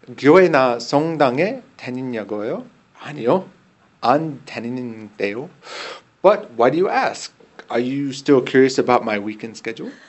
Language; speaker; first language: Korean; non-native, learner; English